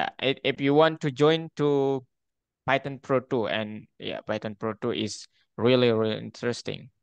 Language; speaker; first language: English; non-native, fluent; Indonesian